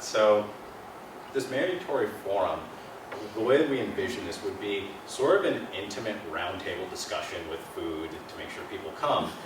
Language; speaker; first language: English; native; English